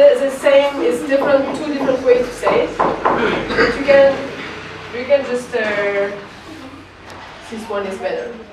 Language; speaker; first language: English; non-native, fluent; French